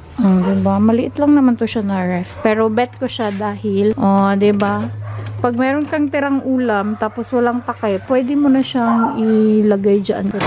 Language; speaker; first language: Filipino; non-native, local second language; Cebuano